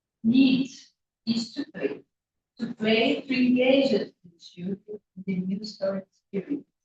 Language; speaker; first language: English; non-native, learner; Portuguese